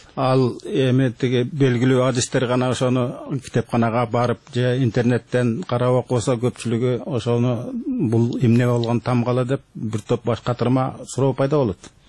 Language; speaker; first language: Kyrgyz; native; Kyrgyz